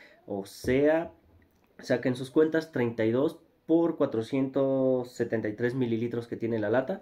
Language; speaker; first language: Spanish; native; Spanish